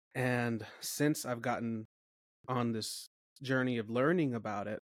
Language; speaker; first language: English; native; English